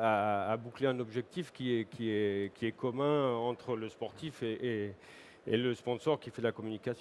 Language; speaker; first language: French; native; French